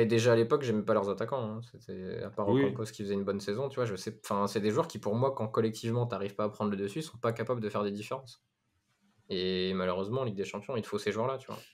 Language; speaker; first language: French; native; French